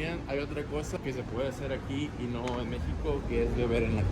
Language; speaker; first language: Spanish; native; Spanish